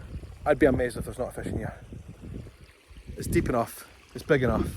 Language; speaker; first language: English; native; English